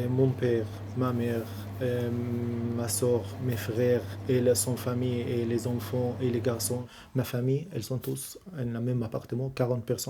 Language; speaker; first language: French; non-native, learner; Arabic